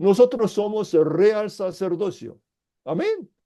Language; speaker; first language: Spanish; non-native, fluent; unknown